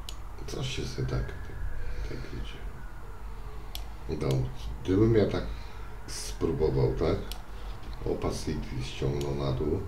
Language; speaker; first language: Polish; native; Polish